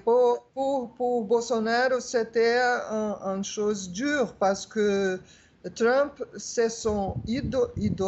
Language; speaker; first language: French; non-native, fluent; Portuguese